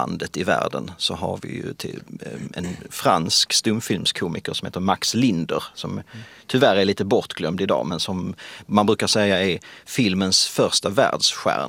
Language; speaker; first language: Swedish; native; Swedish